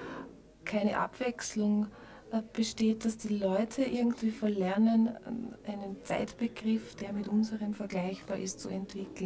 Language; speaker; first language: German; native; German